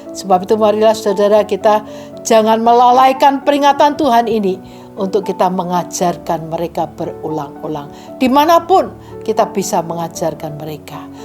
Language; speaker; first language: Indonesian; native; Indonesian